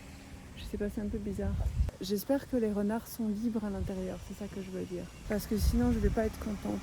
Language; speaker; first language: French; native; French